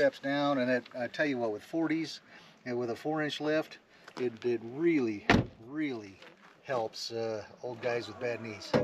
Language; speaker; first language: English; native; English